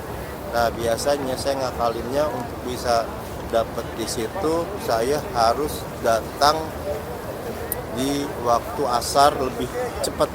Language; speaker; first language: Indonesian; native; Indonesian